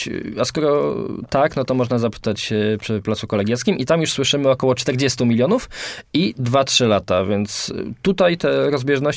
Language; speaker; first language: Polish; native; Polish